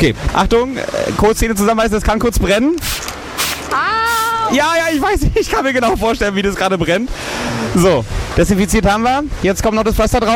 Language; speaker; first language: German; native; German